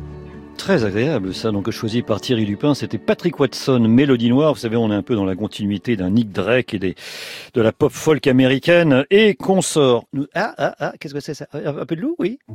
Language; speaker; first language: French; native; French